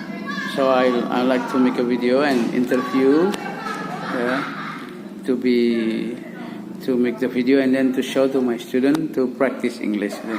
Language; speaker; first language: English; non-native, learner; Indonesian